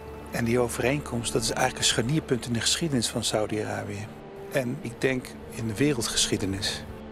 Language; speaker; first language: Dutch; native; Dutch